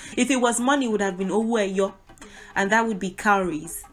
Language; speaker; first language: English; non-native, local second language; Yoruba